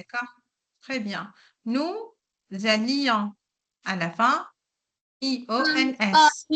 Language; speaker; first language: French; non-native, local second language; Arabic